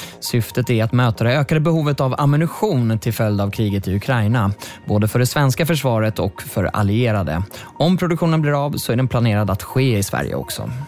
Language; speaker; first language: Swedish; native; Swedish